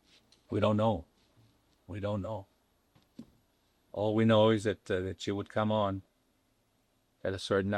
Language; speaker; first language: English; non-native, local second language; Spanish